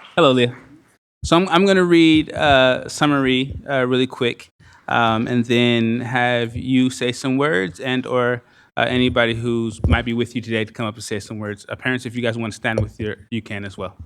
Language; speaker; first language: English; native; English